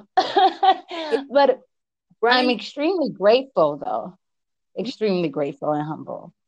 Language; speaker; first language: English; early bilingual, other home language; Spanish